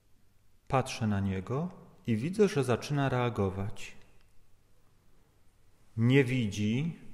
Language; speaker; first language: Polish; native; Polish